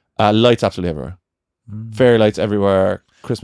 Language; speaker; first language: English; native; English